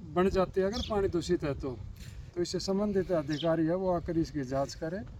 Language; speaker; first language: Hindi; native; Hindi